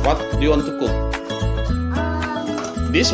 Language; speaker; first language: English; non-native, learner; Indonesian